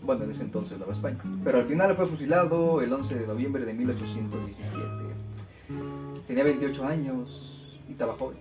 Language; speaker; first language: Spanish; native; Spanish